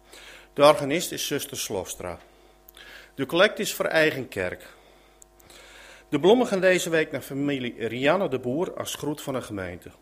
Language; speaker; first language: Dutch; native; Dutch